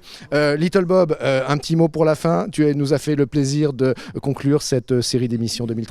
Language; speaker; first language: French; native; French